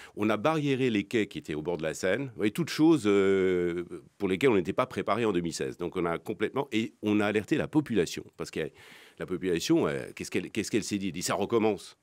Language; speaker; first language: French; native; French